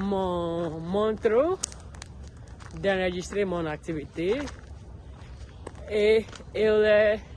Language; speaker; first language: French; non-native, learner; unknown